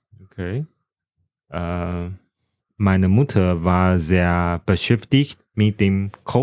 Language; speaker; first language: German; non-native, learner; Chinese